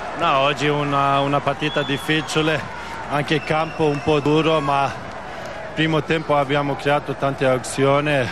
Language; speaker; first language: Italian; non-native, learner; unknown